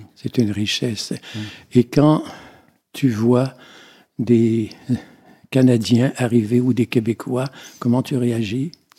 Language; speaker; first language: French; native; French